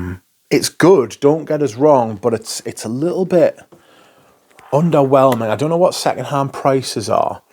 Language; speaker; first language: English; native; English